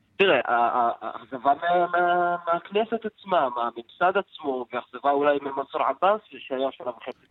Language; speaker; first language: Hebrew; non-native, local second language; Arabic